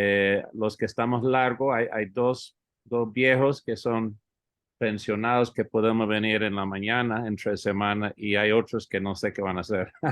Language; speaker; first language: Spanish; early bilingual, heritage; English